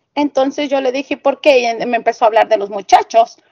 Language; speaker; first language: Spanish; native; Spanish